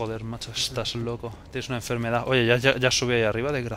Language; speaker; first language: Spanish; native; Spanish